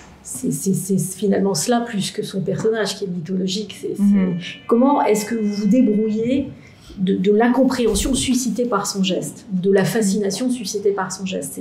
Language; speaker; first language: French; native; French